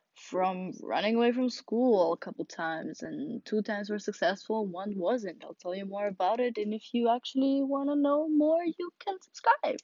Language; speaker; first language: English; non-native, fluent; Russian